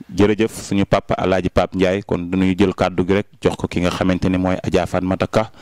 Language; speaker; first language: Wolof; native; Wolof